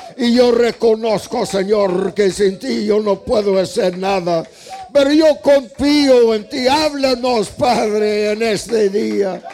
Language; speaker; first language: Spanish; non-native, fluent; English